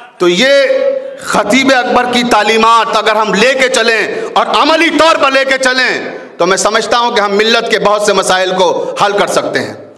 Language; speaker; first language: Hindi; native; Hindi